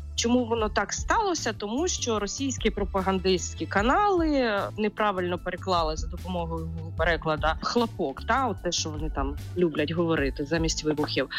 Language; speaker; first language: Ukrainian; native; Ukrainian